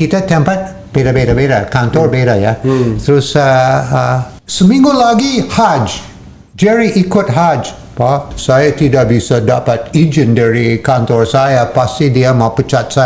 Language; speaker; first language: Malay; non-native, fluent; English